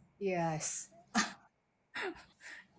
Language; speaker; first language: English; non-native, learner; Indonesian